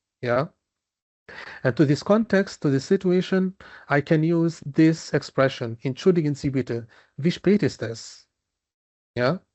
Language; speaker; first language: German; non-native, fluent; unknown